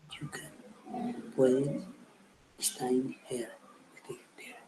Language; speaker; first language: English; non-native, learner; Spanish